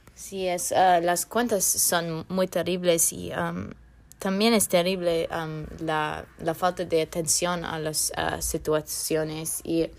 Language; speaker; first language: Spanish; non-native, fluent; English